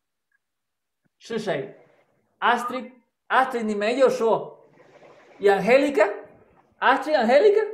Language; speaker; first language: Chinese; non-native, fluent; Spanish